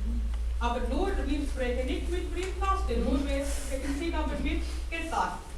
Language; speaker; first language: German; non-native, fluent; Tamil